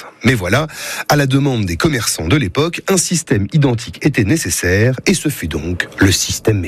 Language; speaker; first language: French; native; French